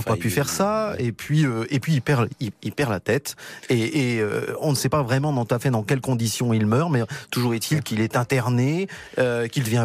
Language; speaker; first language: French; native; French